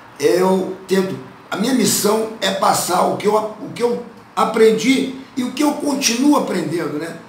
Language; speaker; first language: Portuguese; native; Portuguese